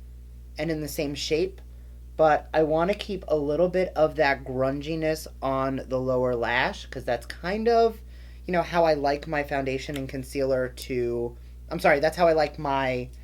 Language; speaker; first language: English; native; English